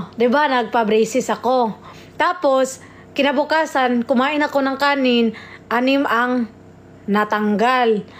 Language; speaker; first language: Filipino; non-native, local second language; Cebuano